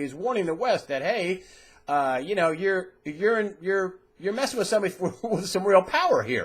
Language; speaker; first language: English; native; English